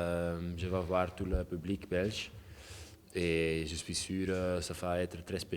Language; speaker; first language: French; non-native, local second language; Dutch